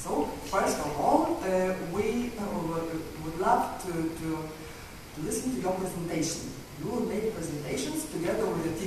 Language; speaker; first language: English; non-native, local second language; Lithuanian